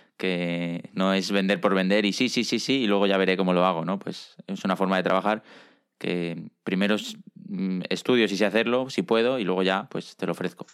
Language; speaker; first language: Spanish; native; Spanish